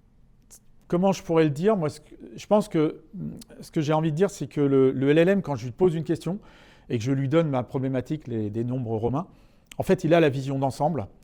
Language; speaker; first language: French; native; French